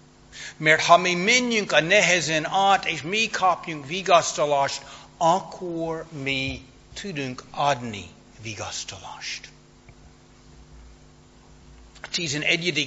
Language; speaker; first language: Hungarian; non-native, fluent; English